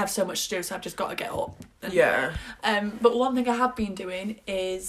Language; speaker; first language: English; native; English